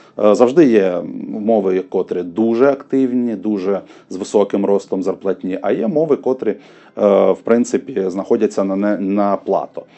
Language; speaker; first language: Ukrainian; non-native, local second language; Russian